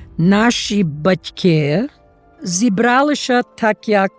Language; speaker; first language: Ukrainian; early bilingual, heritage; Ukrainian